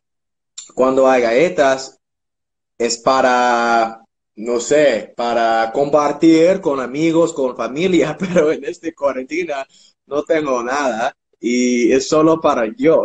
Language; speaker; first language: Spanish; non-native, learner; English